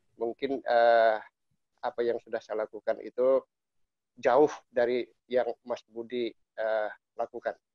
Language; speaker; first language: Indonesian; native; Indonesian